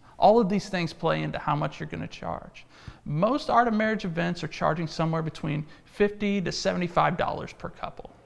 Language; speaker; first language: English; native; English